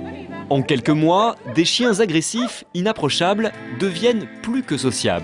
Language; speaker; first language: French; native; French